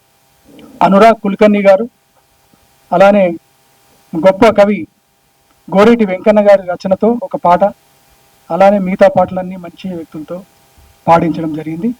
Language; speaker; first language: Telugu; native; Telugu